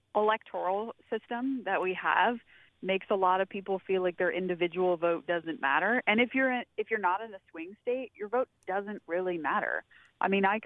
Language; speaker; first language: English; native; English